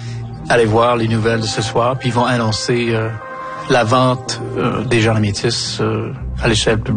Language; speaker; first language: French; native; French